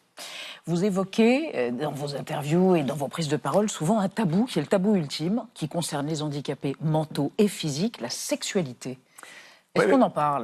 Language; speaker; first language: French; native; French